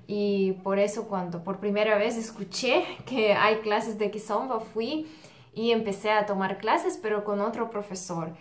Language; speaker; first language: Spanish; non-native, fluent; Russian